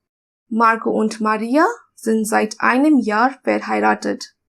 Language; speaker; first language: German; non-native, learner; English